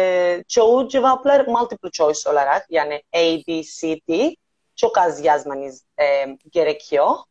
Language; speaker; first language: Turkish; non-native, learner; Greek